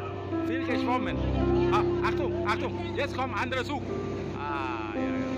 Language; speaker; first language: German; non-native, learner; Thai